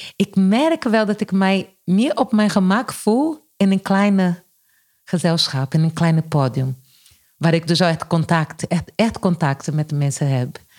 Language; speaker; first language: Dutch; non-native, fluent; Portuguese